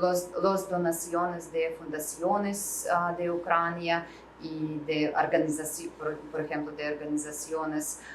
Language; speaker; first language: Spanish; non-native, learner; Russian